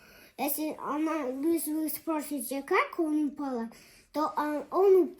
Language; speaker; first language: Russian; early bilingual, other home language; Tajik